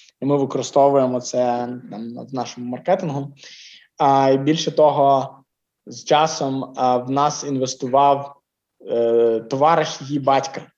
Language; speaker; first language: Ukrainian; native; Ukrainian